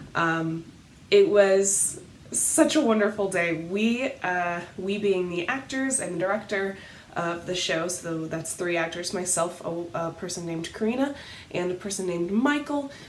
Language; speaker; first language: English; native; English